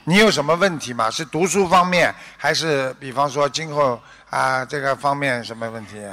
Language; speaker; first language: Chinese; native; Chinese